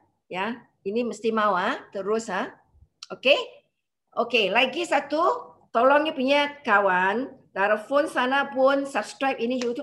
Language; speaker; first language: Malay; non-native, local second language; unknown